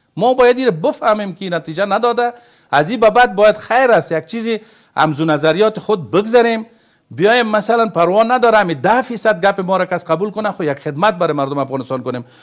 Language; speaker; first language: Persian; native; Persian